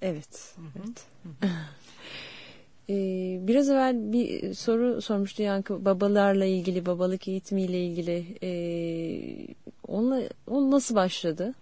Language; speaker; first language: Turkish; native; Turkish